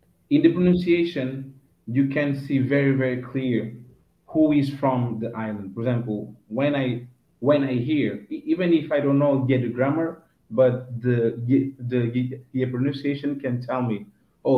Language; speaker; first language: English; non-native, fluent; Kabuverdianu